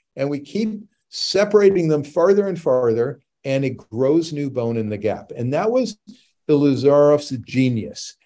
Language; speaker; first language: English; native; English